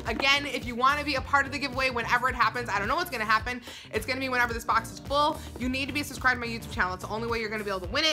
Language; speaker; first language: English; native; English